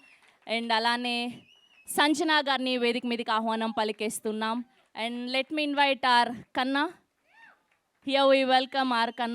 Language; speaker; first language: Telugu; native; Telugu